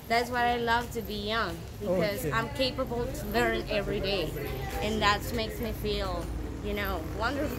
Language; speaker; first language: English; non-native, fluent; Spanish